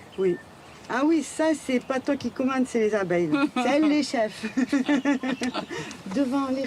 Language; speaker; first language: French; native; French